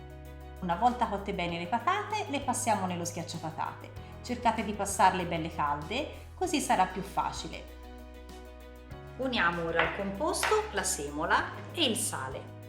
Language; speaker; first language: Italian; native; Italian